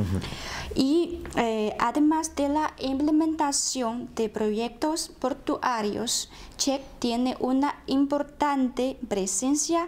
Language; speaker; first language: Spanish; non-native, fluent; Chinese